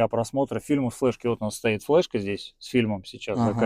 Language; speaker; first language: Russian; native; Russian